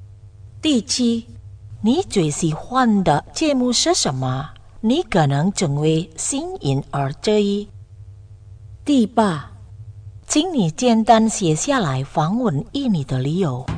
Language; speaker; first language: Chinese; non-native, fluent; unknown